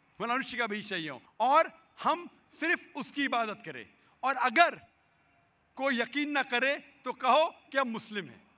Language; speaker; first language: Hindi; non-native, local second language; Konkani